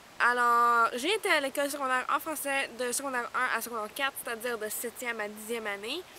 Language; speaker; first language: French; non-native, local second language; English